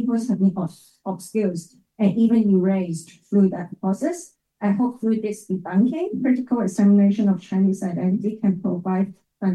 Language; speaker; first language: English; non-native, local second language; Cantonese